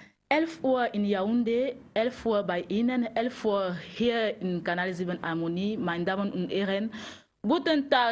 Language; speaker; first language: German; non-native, fluent; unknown